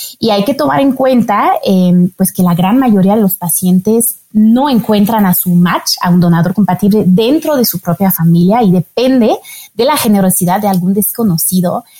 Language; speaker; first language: Spanish; non-native, fluent; French